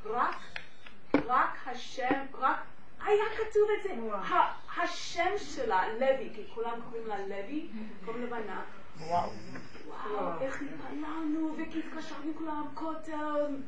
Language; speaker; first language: Hebrew; non-native, fluent; English